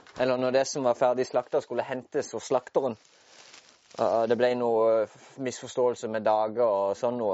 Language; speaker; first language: Norwegian; native; Norwegian